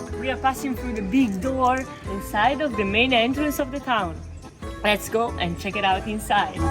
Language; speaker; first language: English; non-native, fluent; Italian